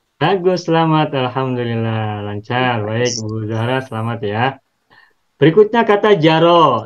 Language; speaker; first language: Indonesian; native; Indonesian